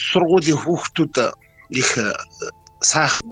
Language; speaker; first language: Mongolian; native; Mongolian